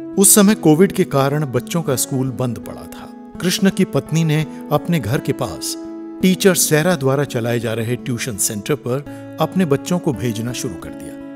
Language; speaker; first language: Hindi; native; Hindi